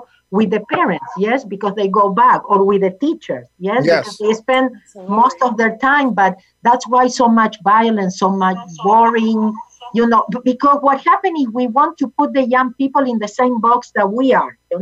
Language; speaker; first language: English; non-native, fluent; Spanish